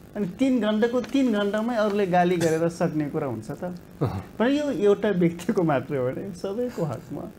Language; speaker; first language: Nepali; non-native, local second language; Rana Tharu